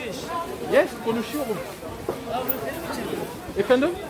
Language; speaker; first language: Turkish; non-native, learner; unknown